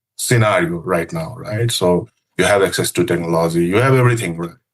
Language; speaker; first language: English; non-native, local second language; Nepali